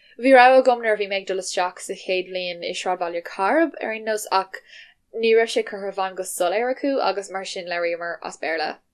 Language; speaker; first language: Irish; non-native, local second language; English